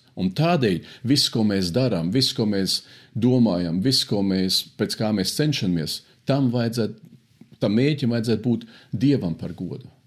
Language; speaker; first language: Latvian; early bilingual, heritage; Latvian